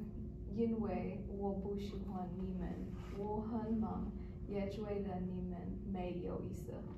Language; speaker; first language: Chinese; non-native, learner; English